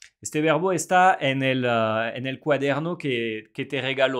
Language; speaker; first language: Spanish; non-native, fluent; French